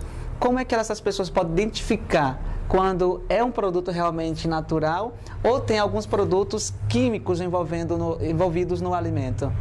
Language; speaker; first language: Portuguese; native; Portuguese